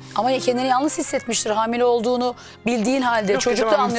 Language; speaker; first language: Turkish; native; Turkish